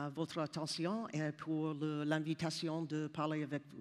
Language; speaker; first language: French; non-native, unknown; English